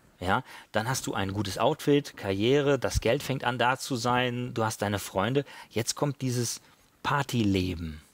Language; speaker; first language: German; native; German